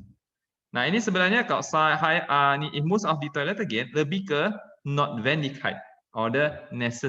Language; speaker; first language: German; non-native, fluent; Indonesian